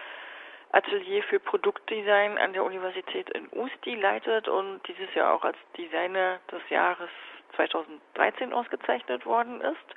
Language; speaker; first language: German; native; German